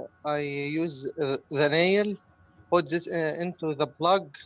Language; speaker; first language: English; non-native, learner; Arabic